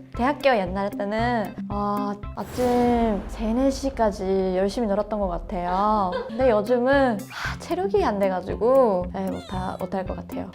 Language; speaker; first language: Korean; non-native, fluent; Japanese